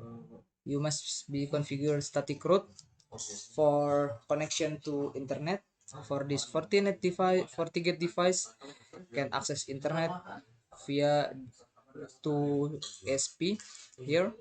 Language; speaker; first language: English; non-native, learner; Indonesian